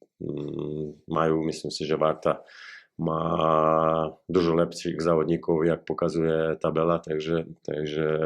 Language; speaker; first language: Polish; non-native, learner; Slovak